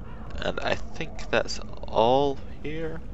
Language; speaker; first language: English; native; English